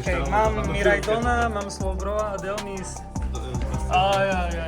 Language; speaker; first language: Slovak; native; Slovak